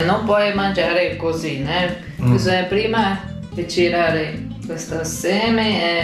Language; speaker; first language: Italian; non-native, learner; Portuguese